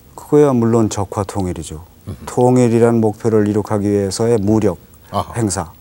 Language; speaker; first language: Korean; native; Korean